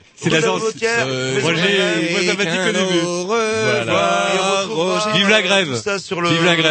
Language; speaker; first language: French; native; French